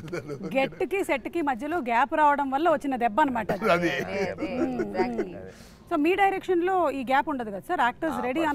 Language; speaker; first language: Telugu; native; Telugu